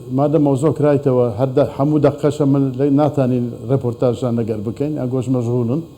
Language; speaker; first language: Central Kurdish; non-native, local second language; Turkish